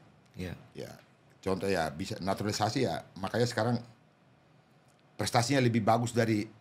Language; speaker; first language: Indonesian; non-native, local second language; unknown